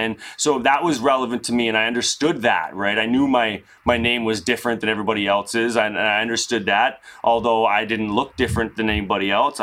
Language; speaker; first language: English; native; English